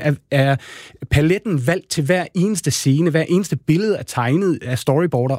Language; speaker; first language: Danish; native; Danish